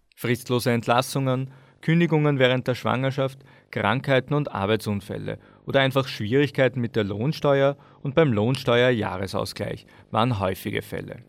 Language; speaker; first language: German; native; German